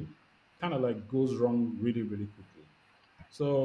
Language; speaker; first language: English; non-native, local second language; Igbo